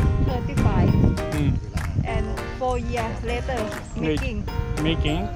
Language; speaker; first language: English; non-native, learner; Thai